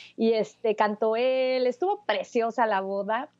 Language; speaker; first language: Spanish; native; Spanish